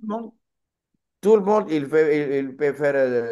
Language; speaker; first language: French; non-native, learner; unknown